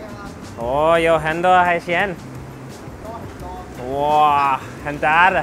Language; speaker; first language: Chinese; non-native, learner; English